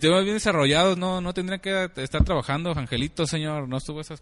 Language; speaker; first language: Spanish; native; Spanish